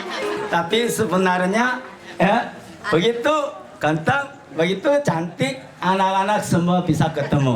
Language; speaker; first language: Indonesian; non-native, learner; Korean